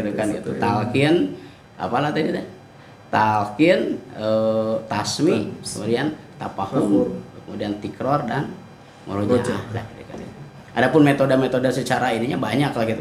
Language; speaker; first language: Indonesian; non-native, local second language; Sundanese